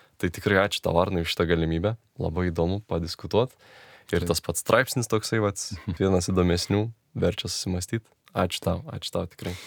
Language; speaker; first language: Lithuanian; native; Lithuanian